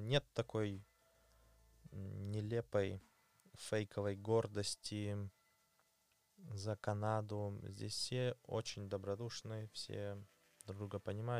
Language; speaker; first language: Russian; native; Russian